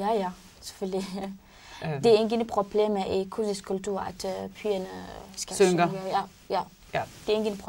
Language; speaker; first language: Danish; non-native, learner; Arabic